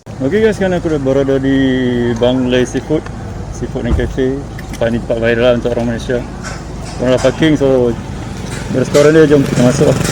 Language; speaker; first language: Malay; native; Malay